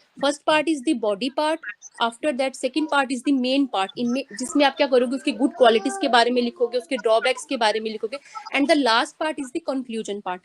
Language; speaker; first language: Hindi; native; Hindi